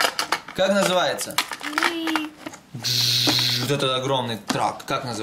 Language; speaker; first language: Russian; native; Russian